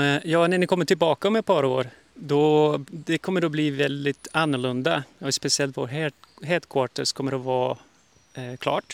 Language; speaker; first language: Swedish; early bilingual, heritage; Portuguese